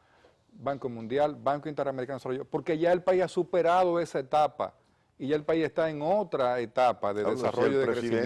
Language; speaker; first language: Spanish; native; Spanish